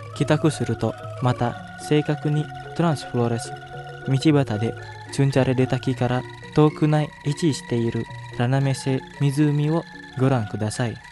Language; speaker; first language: Japanese; non-native, fluent; Indonesian